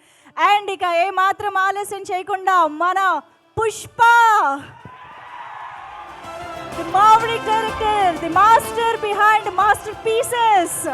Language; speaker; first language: Telugu; native; Telugu